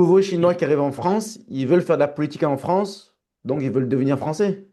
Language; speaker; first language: French; native; French